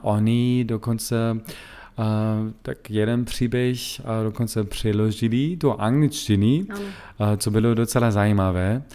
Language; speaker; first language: Czech; non-native, learner; German